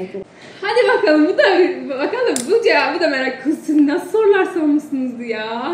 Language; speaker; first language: Turkish; non-native, fluent; Indonesian